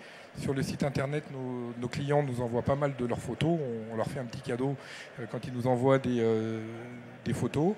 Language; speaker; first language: French; native; French